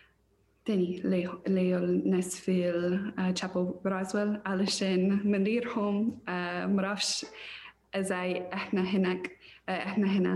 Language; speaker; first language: Arabic; non-native, learner; English